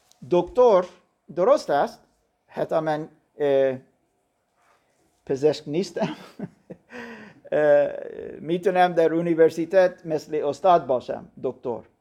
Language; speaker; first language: Persian; non-native, fluent; German